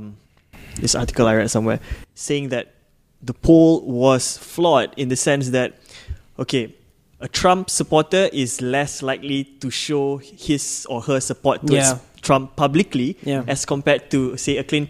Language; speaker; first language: English; non-native, local second language; Malay